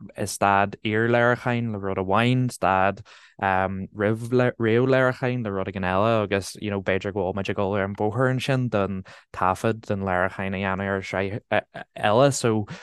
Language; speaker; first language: Irish; non-native, local second language; English